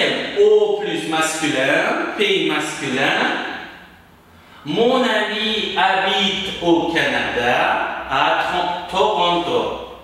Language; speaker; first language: French; non-native, fluent; Uzbek